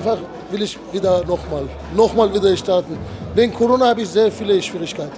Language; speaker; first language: German; non-native, fluent; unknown